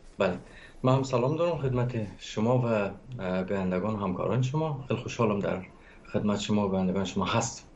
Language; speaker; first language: Persian; native; Persian